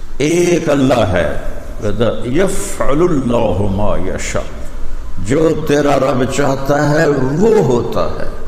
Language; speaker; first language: Urdu; non-native, local second language; Punjabi